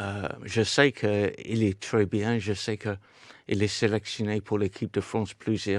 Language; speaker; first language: French; non-native, fluent; English